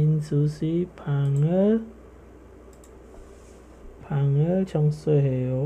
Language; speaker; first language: Korean; non-native, fluent; Khmer